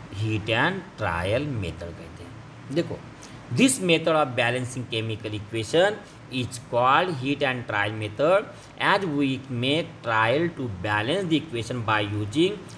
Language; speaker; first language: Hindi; non-native, local second language; Marathi